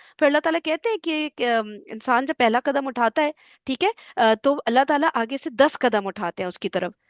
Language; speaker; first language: Urdu; native; Urdu